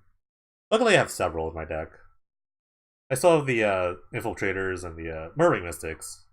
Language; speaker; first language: English; native; English